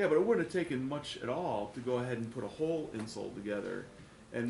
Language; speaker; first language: English; native; English